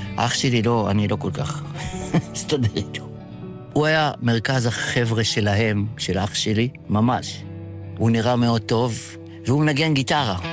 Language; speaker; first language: Hebrew; early bilingual, other home language; Yiddish